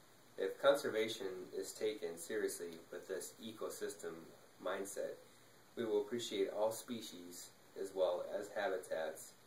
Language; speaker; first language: English; native; English